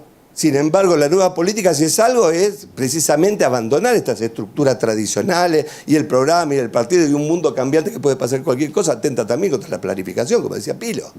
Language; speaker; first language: Spanish; native; Spanish